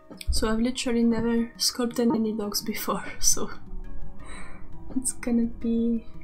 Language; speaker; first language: English; non-native, fluent; French